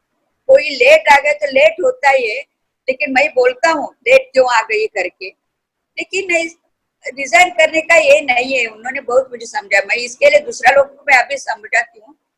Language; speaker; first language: Hindi; non-native, local second language; Kannada